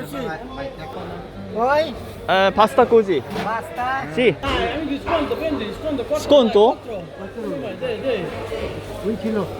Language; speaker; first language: Italian; non-native, learner; Korean